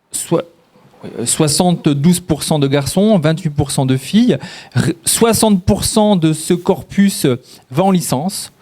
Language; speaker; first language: French; native; French